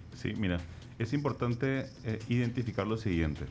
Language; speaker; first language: Spanish; native; Spanish